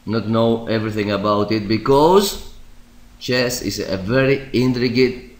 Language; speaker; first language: English; non-native, fluent; Greek